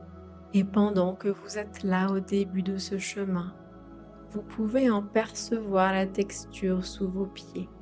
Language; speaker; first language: French; native; French